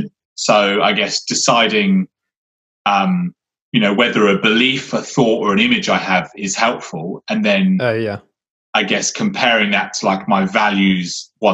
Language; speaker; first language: English; native; English